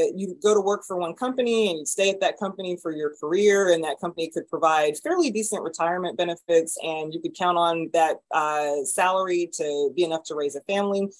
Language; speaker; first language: English; native; English